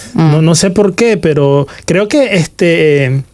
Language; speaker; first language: Spanish; native; Spanish